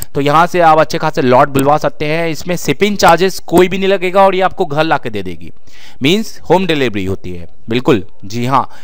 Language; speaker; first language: Hindi; native; Hindi